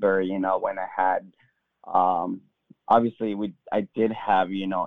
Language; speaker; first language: English; non-native, fluent; Spanish